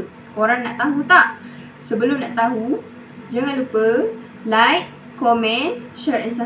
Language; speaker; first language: Malay; native; Malay